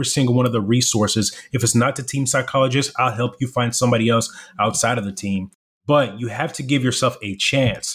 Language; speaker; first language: English; early bilingual, other home language; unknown